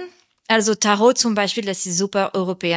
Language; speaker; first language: German; non-native, fluent; French